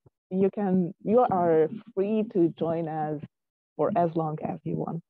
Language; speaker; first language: English; non-native, fluent; Ukrainian